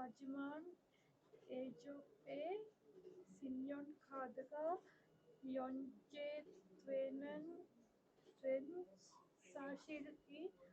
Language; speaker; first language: Korean; non-native, learner; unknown